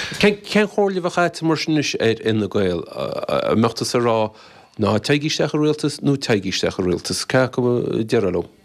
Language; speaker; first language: Irish; native; Irish